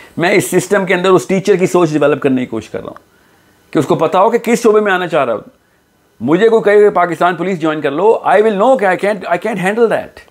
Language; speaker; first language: Urdu; native; Urdu